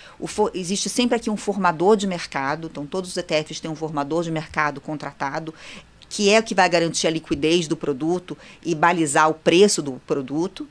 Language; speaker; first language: Portuguese; native; Portuguese